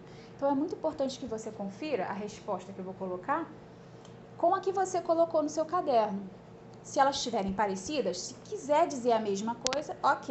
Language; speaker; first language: Portuguese; native; Portuguese